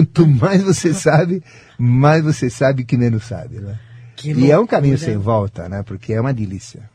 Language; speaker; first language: Portuguese; native; Portuguese